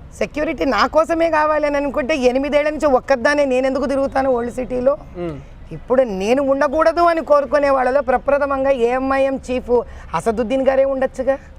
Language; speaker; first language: Telugu; native; Telugu